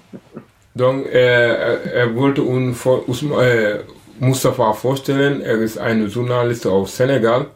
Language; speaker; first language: German; non-native, learner; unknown